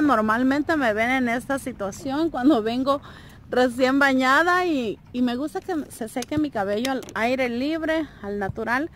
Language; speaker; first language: Spanish; native; Spanish